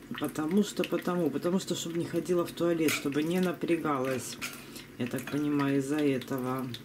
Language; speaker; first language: Russian; native; Russian